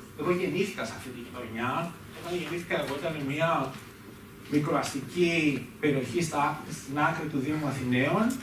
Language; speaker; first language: Greek; native; Greek